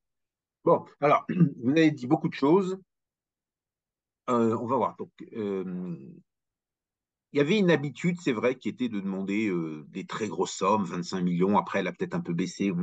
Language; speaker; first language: French; native; French